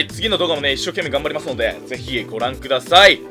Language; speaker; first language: Japanese; native; Japanese